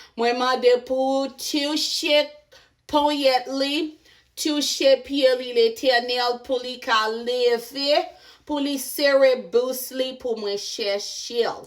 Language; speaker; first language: Haitian Creole; native; Haitian Creole